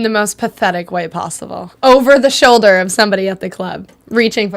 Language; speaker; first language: English; native; English